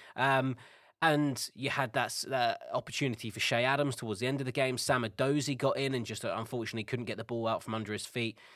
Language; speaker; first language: English; native; English